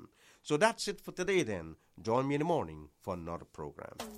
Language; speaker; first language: English; native; English